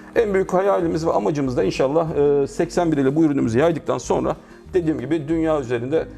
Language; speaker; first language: Turkish; native; Turkish